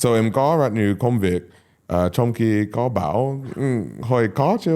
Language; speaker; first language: Vietnamese; non-native, learner; English